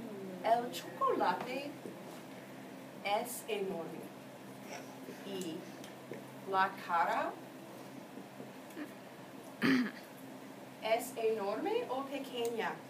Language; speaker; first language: Spanish; non-native, fluent; English